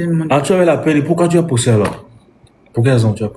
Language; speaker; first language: French; non-native, local second language; Lingala